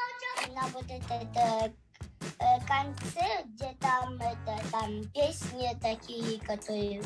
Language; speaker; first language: Russian; non-native, local second language; Kazakh